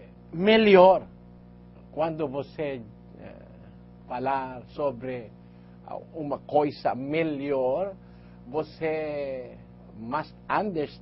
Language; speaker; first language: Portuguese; non-native, learner; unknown